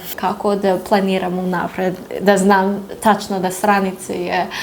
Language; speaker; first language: Serbian; non-native, learner; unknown